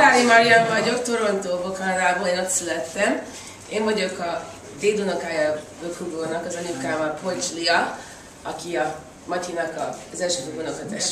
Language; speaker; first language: Hungarian; early bilingual, heritage; English